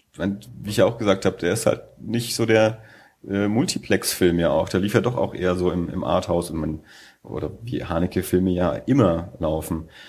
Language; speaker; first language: German; native; German